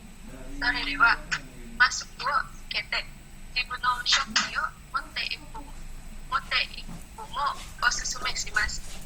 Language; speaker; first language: Japanese; non-native, learner; Indonesian